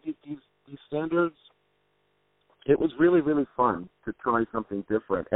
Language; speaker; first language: English; native; English